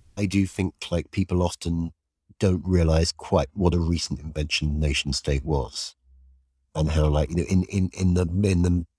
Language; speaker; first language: English; native; English